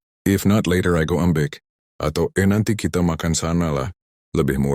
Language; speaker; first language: Malay; native; Malay